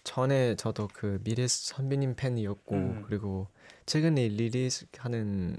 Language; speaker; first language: Korean; non-native, learner; Thai